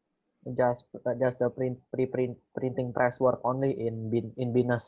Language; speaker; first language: English; non-native, learner; Indonesian